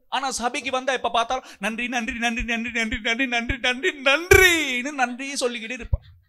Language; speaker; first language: Tamil; non-native, local second language; Sinhala